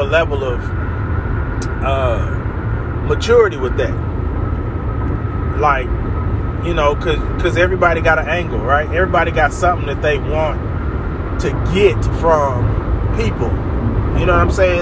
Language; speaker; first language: English; native; English